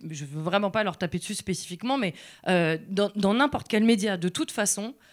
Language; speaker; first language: French; native; French